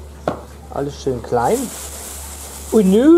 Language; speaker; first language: German; native; German